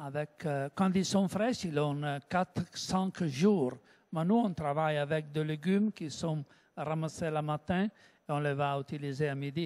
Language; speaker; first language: French; non-native, learner; Italian